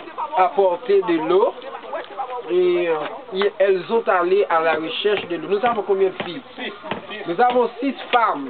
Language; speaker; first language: French; non-native, local second language; Haitian Creole